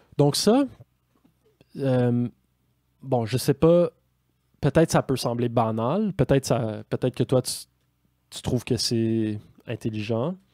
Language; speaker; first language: French; native; French